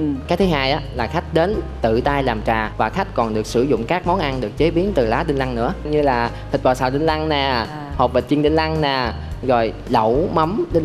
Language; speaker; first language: Vietnamese; native; Vietnamese